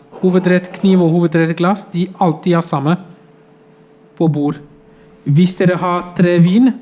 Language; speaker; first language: Norwegian; non-native, fluent; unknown